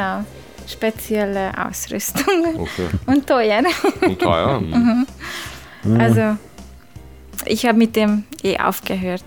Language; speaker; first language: German; non-native, learner; Hungarian